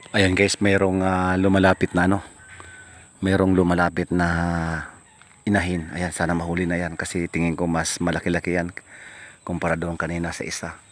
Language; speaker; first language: Filipino; native; Filipino